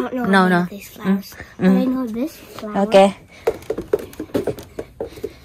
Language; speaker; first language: English; native; English